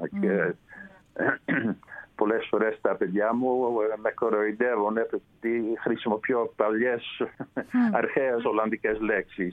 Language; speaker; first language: Greek; non-native, fluent; Dutch